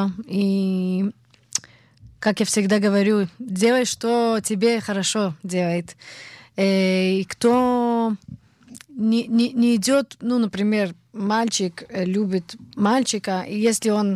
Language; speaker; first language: Russian; early bilingual, heritage; Russian